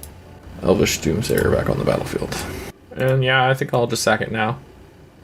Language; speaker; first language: English; native; English